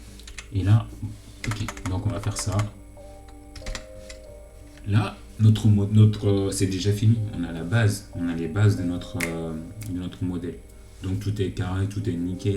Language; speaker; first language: French; native; French